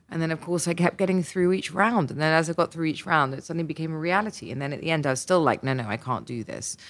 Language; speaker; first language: English; native; English